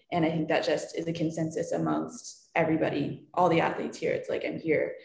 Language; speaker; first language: English; native; English